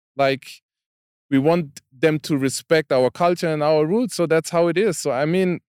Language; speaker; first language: English; non-native, fluent; German